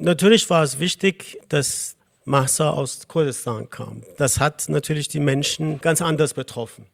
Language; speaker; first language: German; non-native, fluent; Persian